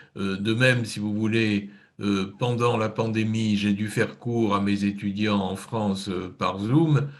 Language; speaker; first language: French; native; French